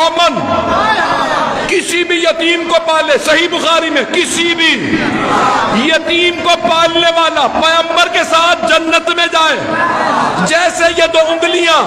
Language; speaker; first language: Urdu; native; Urdu